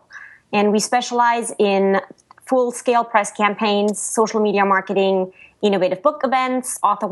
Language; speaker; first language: English; non-native, fluent; German